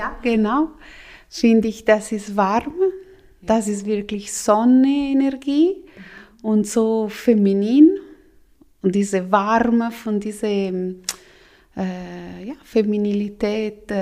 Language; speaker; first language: German; non-native, local second language; Italian